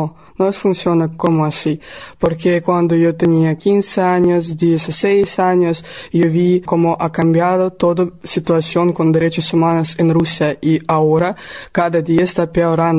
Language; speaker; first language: Spanish; non-native, learner; Russian